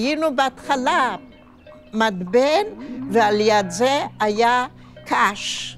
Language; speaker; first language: Hebrew; non-native, fluent; Yiddish